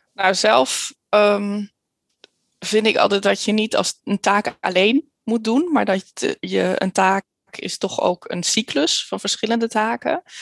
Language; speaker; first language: Dutch; early bilingual, heritage; Dutch